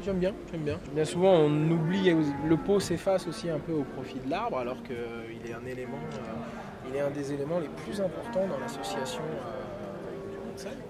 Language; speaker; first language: French; native; French